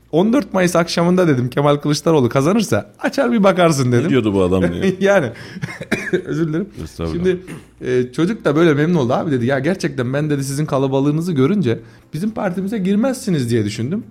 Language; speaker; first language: Turkish; native; Turkish